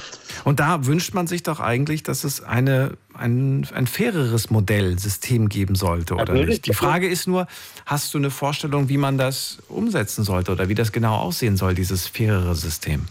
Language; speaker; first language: German; native; German